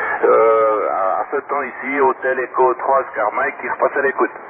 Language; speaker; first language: French; native; French